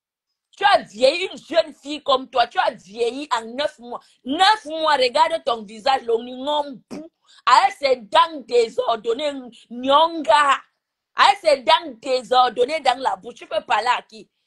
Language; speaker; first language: French; non-native, local second language; Lingala